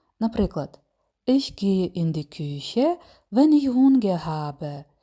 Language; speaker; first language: German; non-native, fluent; Ukrainian